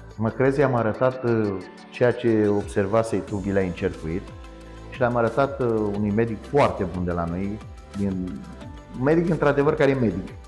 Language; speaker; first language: Romanian; native; Romanian